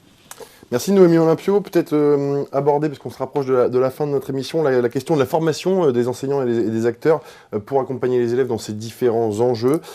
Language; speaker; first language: French; native; French